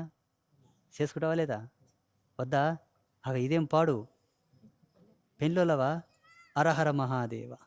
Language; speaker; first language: Telugu; native; Telugu